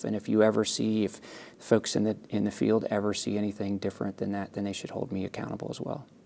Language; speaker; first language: English; native; English